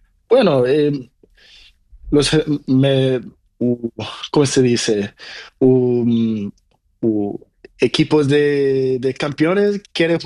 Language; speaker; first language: Spanish; non-native, learner; Portuguese